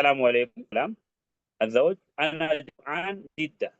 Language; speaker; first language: Arabic; non-native, fluent; Urdu